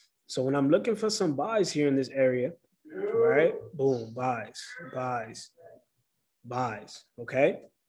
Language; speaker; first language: English; early bilingual, other home language; Spanish